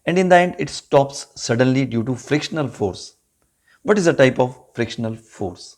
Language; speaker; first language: English; non-native, local second language; Punjabi